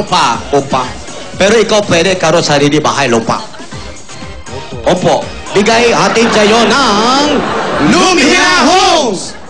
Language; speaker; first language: Filipino; non-native, learner; Korean